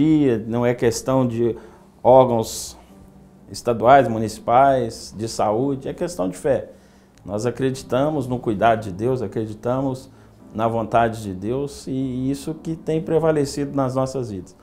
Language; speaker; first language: Portuguese; native; Portuguese